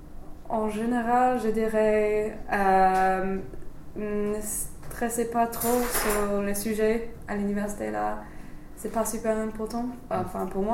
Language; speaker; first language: French; non-native, fluent; English